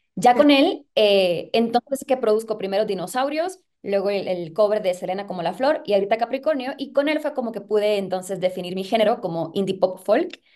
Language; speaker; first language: Spanish; native; Spanish